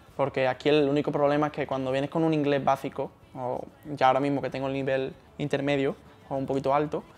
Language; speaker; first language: Spanish; native; Spanish